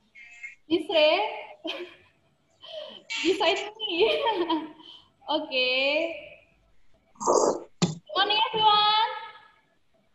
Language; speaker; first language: English; non-native, learner; Indonesian